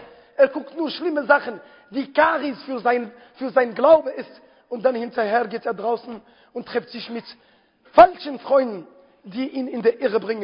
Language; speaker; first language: German; non-native, fluent; Arabic